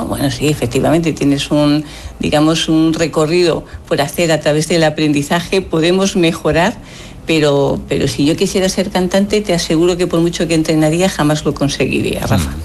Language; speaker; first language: Spanish; native; Spanish